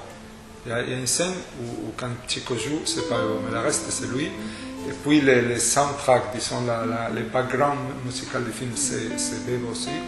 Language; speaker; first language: French; non-native, fluent; Spanish